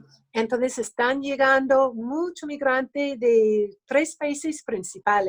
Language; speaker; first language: Spanish; early bilingual, other home language; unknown